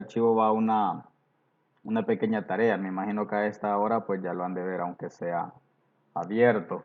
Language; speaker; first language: Spanish; native; Spanish